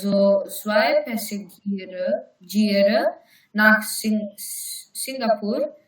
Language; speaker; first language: German; non-native, learner; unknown